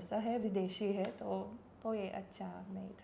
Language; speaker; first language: Hindi; non-native, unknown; Lithuanian